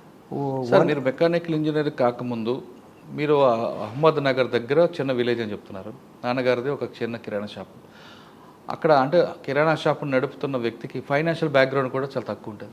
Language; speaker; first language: Telugu; native; Telugu